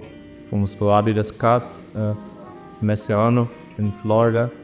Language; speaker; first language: Portuguese; non-native, fluent; German